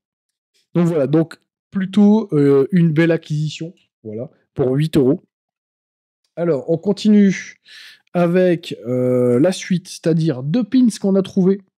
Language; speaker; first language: French; native; French